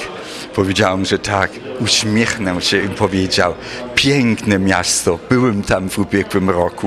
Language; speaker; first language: Polish; non-native, fluent; German